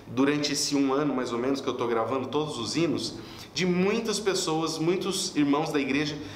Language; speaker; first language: Portuguese; native; Portuguese